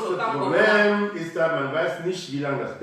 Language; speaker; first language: German; non-native, learner; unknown